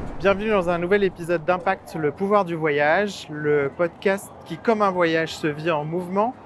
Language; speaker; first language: French; native; French